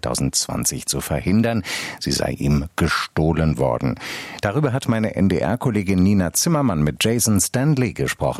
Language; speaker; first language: German; native; German